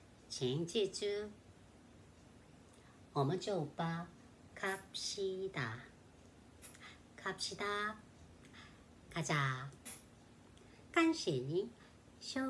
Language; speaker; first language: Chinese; non-native, learner; Korean